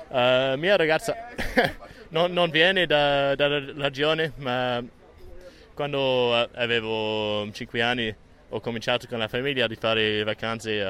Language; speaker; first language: Italian; non-native, learner; English